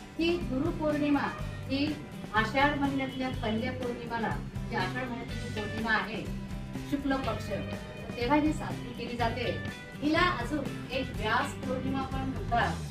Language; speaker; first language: Marathi; non-native, local second language; Hindi